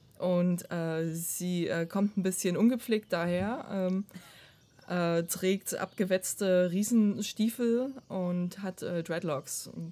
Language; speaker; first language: German; non-native, fluent; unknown